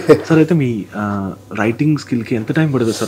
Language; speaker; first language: Telugu; native; Telugu